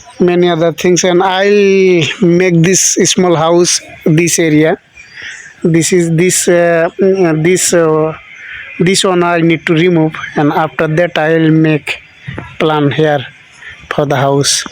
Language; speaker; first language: English; non-native, local second language; Bangla